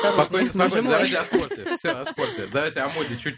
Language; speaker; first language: Russian; native; Russian